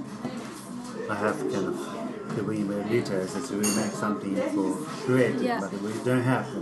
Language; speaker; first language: English; non-native, learner; Chinese